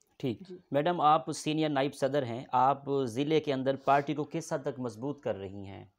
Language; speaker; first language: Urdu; non-native, local second language; Saraiki